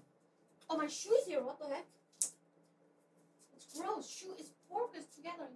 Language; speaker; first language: English; non-native, fluent; Korean